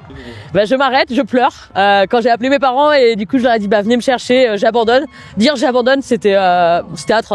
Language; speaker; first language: French; native; French